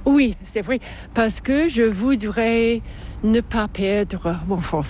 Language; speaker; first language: French; non-native, local second language; English